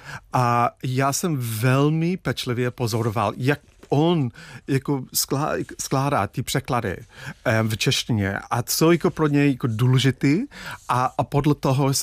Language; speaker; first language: Czech; non-native, fluent; English